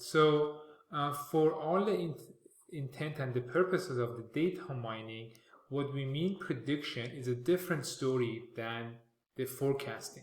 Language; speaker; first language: English; non-native, fluent; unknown